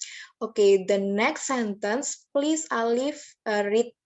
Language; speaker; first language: English; non-native, learner; Indonesian